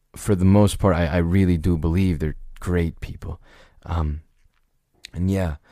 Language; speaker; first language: English; native; English